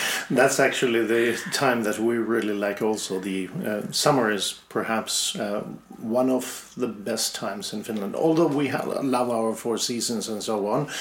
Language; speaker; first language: English; non-native, fluent; Finnish